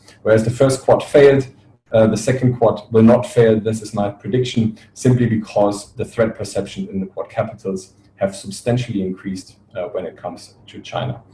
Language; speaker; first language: English; non-native, fluent; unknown